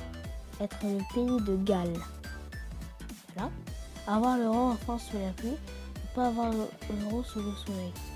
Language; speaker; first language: French; native; French